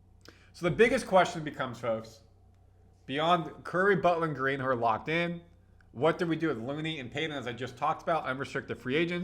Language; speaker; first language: English; native; English